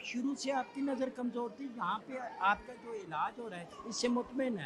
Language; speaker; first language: Urdu; native; Urdu